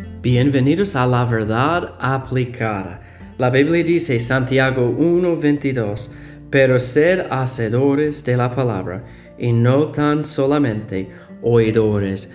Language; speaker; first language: Spanish; non-native, fluent; English